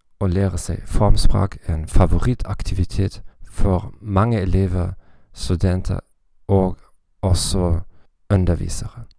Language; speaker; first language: Norwegian; non-native, learner; German